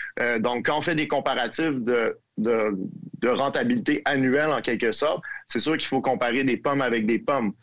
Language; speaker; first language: French; native; French